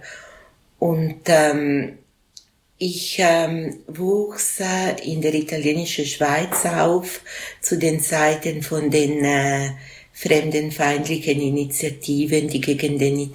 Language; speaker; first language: German; non-native, local second language; Italian